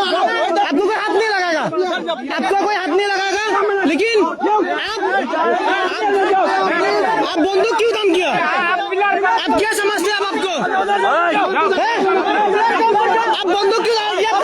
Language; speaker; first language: Hindi; non-native, learner; Bangla